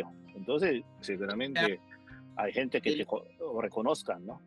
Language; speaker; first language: Spanish; non-native, fluent; Japanese